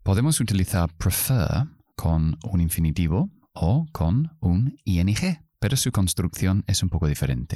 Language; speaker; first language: Spanish; non-native, fluent; English